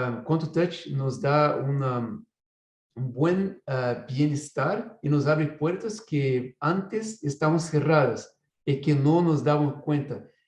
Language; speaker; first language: Spanish; non-native, fluent; Portuguese